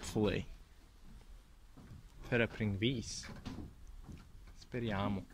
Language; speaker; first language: Swedish; non-native, learner; Italian